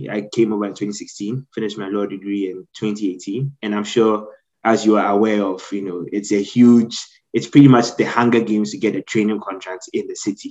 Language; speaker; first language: English; non-native, local second language; Akan